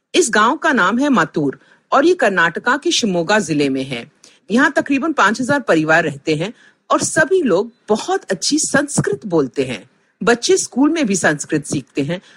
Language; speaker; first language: Hindi; non-native, local second language; Punjabi